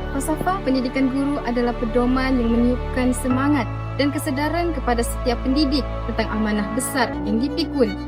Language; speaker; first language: Malay; native; Malay